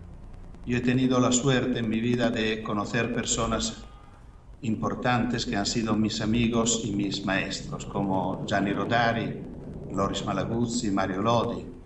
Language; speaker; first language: Spanish; non-native, fluent; Italian